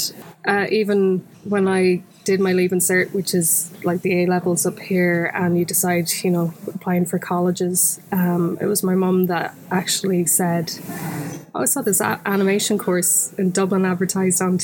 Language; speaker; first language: English; native; English